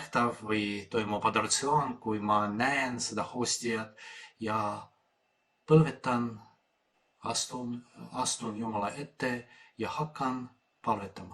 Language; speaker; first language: Estonian; non-native, fluent; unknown